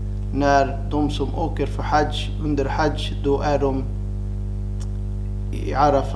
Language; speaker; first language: Swedish; non-native, fluent; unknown